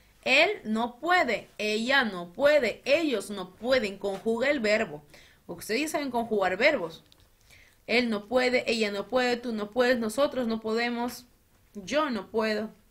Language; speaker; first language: Spanish; native; Spanish